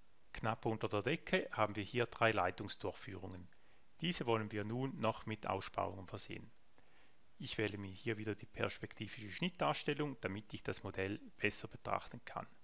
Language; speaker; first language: German; native; German